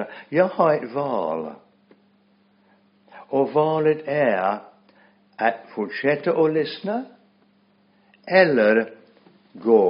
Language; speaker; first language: Swedish; non-native, fluent; English